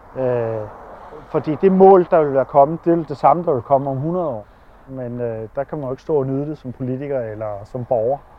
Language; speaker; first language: Danish; native; Danish